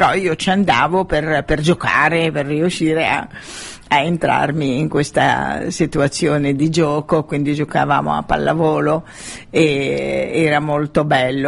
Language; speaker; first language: Italian; non-native, fluent; Arabic